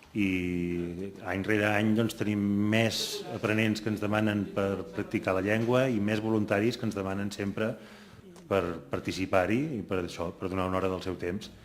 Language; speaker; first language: Catalan; native; Catalan